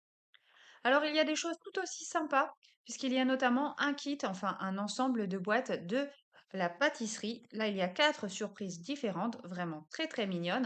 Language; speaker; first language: French; native; French